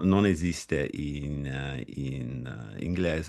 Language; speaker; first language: Italian; non-native, fluent; English